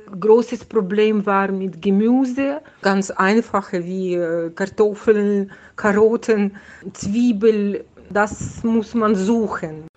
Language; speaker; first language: German; non-native, fluent; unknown